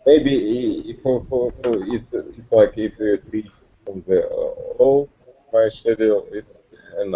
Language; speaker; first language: English; non-native, learner; Russian